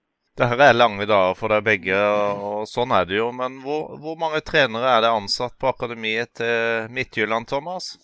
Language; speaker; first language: Norwegian; native; Norwegian